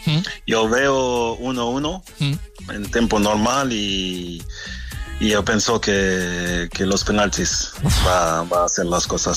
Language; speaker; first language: Spanish; non-native, fluent; French